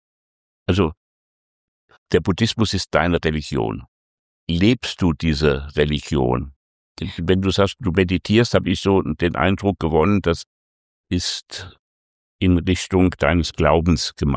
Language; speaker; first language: German; native; German